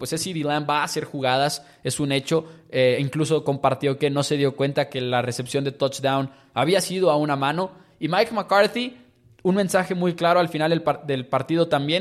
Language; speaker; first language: Spanish; native; Spanish